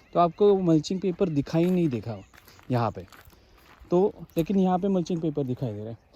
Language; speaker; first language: Hindi; non-native, local second language; Marathi